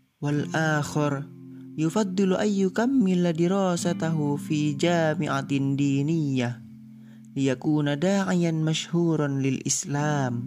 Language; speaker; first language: Arabic; non-native, learner; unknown